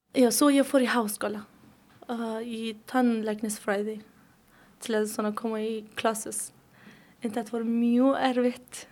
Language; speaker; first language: Icelandic; non-native, learner; Persian